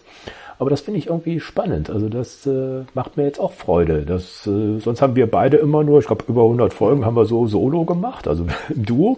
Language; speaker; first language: German; native; German